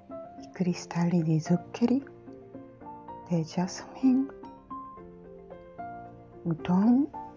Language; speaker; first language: Italian; non-native, learner; Japanese